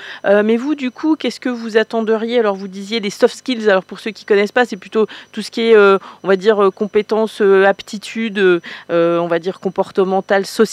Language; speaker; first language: French; native; French